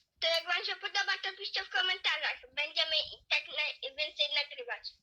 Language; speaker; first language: Polish; native; Polish